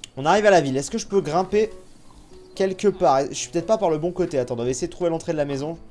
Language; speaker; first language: French; native; French